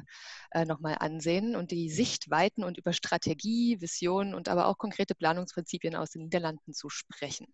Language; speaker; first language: German; native; German